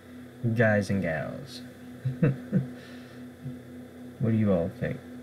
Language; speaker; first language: English; native; English